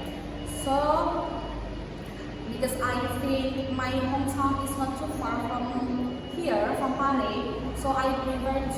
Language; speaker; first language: English; non-native, learner; Indonesian